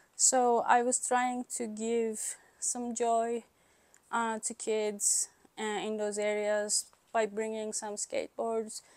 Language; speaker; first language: English; non-native, fluent; Turkish